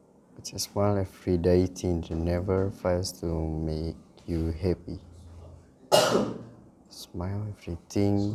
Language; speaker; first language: English; non-native, learner; Indonesian